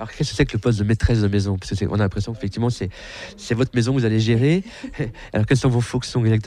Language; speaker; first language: French; native; French